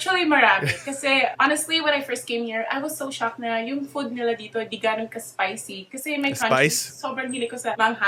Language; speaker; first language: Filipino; non-native, fluent; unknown